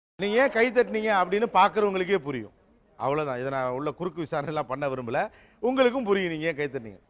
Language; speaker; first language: Tamil; native; Tamil